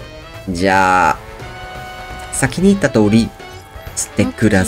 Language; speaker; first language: Japanese; non-native, learner; German